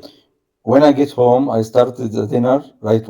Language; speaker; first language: English; non-native, learner; Arabic